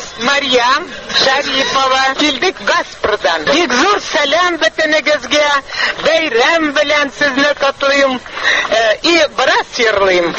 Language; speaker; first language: Tatar; early bilingual, heritage; Tatar